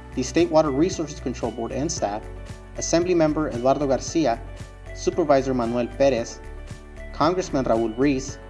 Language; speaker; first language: English; native; English